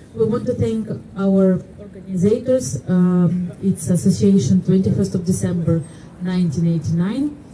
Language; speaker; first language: English; non-native, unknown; Ukrainian